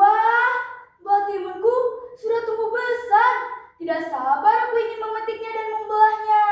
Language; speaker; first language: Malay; non-native, local second language; Balinese